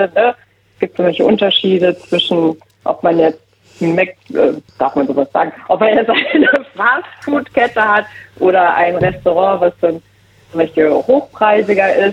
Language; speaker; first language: German; native; German